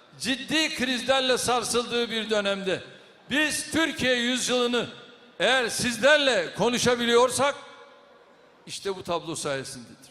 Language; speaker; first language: Turkish; native; Turkish